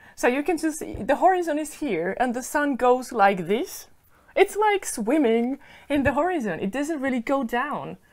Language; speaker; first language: English; non-native, fluent; Finnish